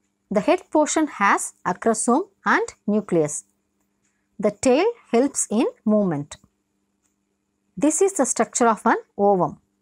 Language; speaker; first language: English; non-native, local second language; Tamil